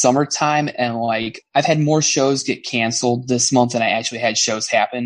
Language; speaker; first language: English; native; English